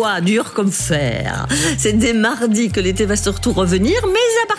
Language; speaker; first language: French; native; French